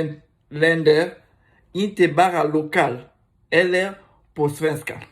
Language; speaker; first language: Swedish; non-native, learner; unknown